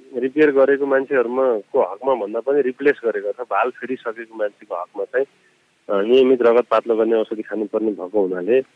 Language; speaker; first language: Nepali; native; Nepali